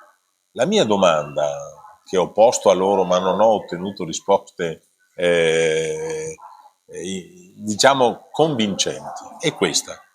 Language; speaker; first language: Italian; native; Italian